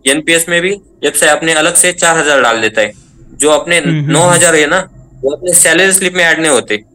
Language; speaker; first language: Hindi; non-native, local second language; Marathi